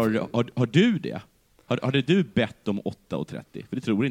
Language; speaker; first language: Swedish; native; Swedish